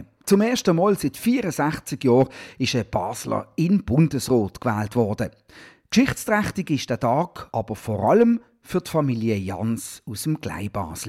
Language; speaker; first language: German; native; German